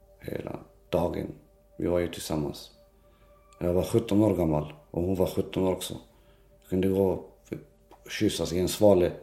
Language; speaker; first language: Swedish; non-native, local second language; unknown